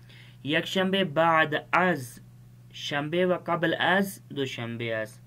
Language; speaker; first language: Persian; non-native, fluent; Urdu